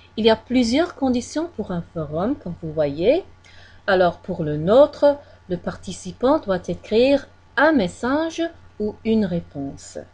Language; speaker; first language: French; non-native, fluent; English